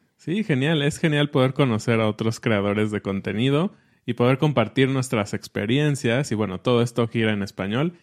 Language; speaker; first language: Spanish; native; Spanish